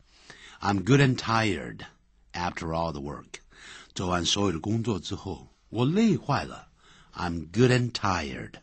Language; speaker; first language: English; non-native, fluent; Chinese